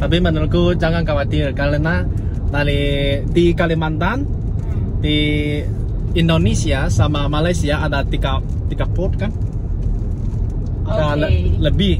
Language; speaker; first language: Indonesian; non-native, fluent; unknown